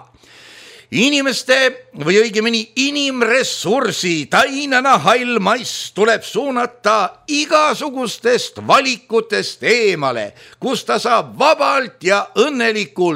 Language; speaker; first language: Estonian; native; Estonian